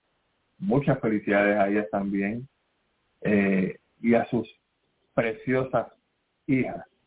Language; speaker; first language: Spanish; native; Spanish